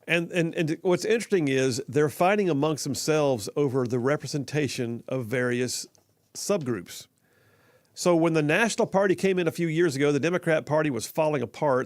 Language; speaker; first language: English; native; English